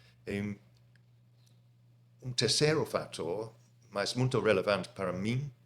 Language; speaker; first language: Portuguese; non-native, fluent; English